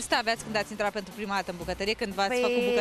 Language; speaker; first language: Romanian; native; Romanian